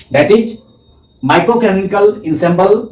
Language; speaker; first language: English; non-native, local second language; Hindi